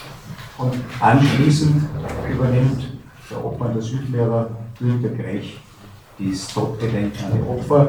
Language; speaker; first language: German; native; German